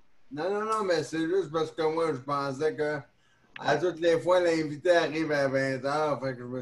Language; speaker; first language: French; native; French